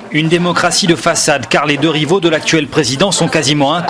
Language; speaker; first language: French; native; French